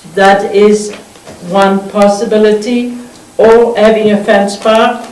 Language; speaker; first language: English; non-native, fluent; French